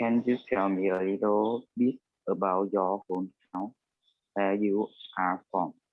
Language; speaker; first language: English; non-native, learner; Vietnamese